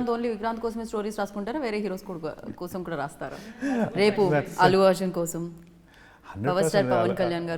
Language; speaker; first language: Telugu; native; Telugu